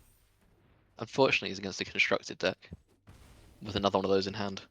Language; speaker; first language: English; native; English